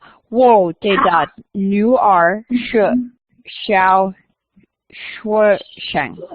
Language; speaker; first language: Chinese; non-native, learner; English